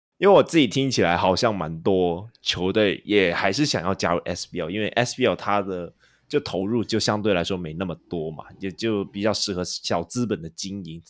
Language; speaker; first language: Chinese; non-native, local second language; Cantonese